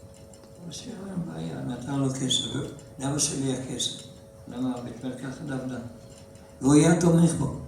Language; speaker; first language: Hebrew; non-native, fluent; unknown